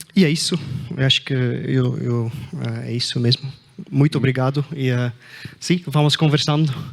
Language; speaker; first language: Portuguese; non-native, fluent; Dutch